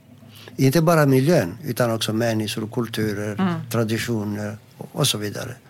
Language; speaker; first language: Swedish; non-native, fluent; Greek